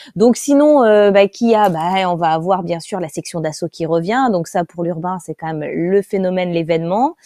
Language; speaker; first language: French; native; French